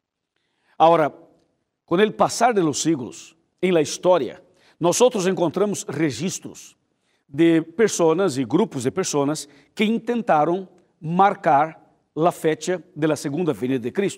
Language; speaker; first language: Spanish; non-native, fluent; Portuguese